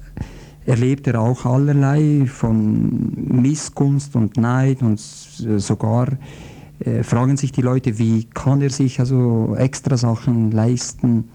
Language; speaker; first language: German; non-native, fluent; Croatian